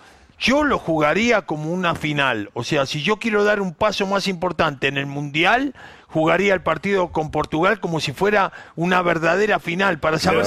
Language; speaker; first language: Spanish; native; Spanish